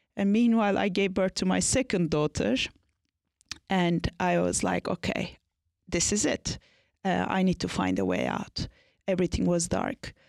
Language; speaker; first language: English; non-native, fluent; Turkish